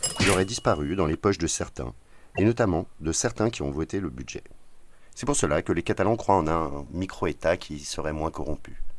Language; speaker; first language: French; native; French